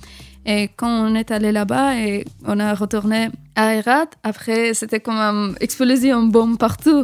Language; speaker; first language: French; non-native, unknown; Persian